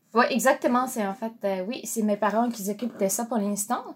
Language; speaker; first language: French; non-native, fluent; Japanese